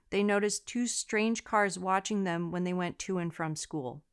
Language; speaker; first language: English; native; English